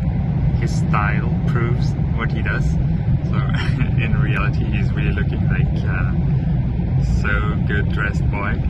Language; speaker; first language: English; non-native, learner; German